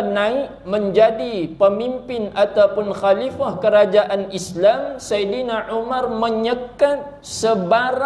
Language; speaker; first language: Malay; native; Malay